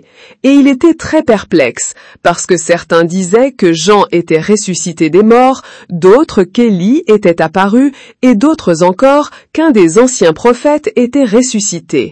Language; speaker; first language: French; native; French